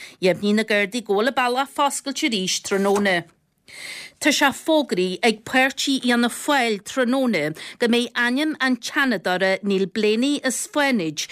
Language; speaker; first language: Irish; native; Irish